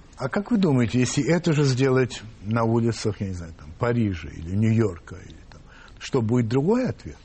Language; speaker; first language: Russian; non-native, fluent; English